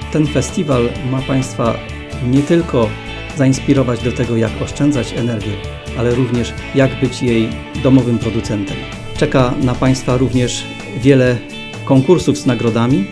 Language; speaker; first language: Polish; native; Polish